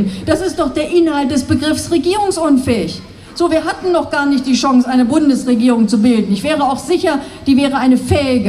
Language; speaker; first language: German; native; German